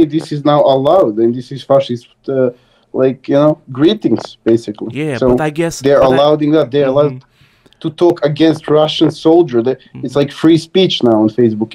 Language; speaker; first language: English; non-native, fluent; Serbian